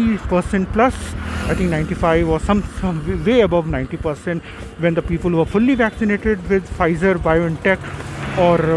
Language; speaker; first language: English; non-native, local second language; Hindi